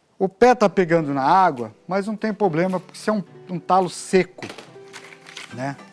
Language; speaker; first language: Portuguese; native; Portuguese